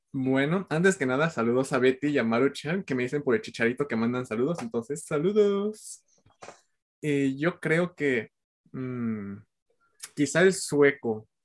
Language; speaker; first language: Spanish; native; Spanish